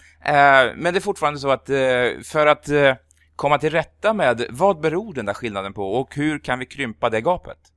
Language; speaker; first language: Swedish; native; Swedish